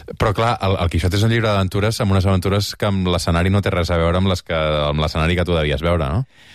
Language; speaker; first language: Catalan; native; Catalan